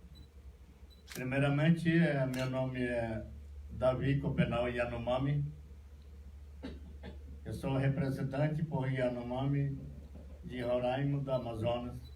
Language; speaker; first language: Portuguese; non-native, local second language; Yanomámi